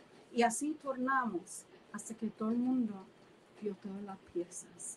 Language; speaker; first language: Spanish; non-native, fluent; English